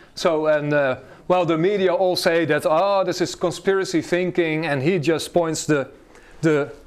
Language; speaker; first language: English; non-native, fluent; Dutch